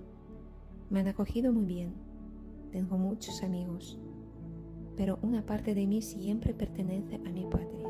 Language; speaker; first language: Spanish; non-native, fluent; Ukrainian